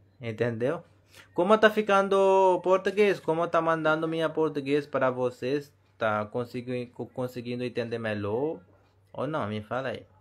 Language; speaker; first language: Portuguese; non-native, learner; Hindi